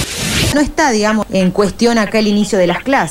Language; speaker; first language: Spanish; native; Spanish